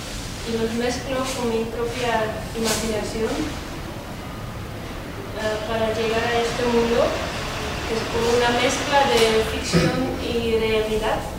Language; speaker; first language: Spanish; non-native, fluent; Dutch